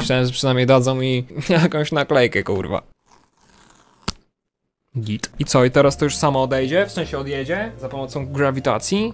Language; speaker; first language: Polish; native; Polish